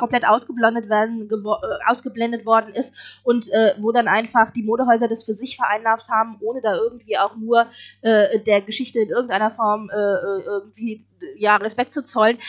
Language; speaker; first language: German; native; German